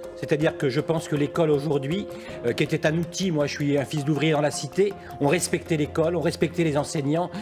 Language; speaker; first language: French; native; French